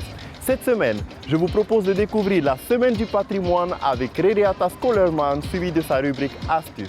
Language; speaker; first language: French; native; French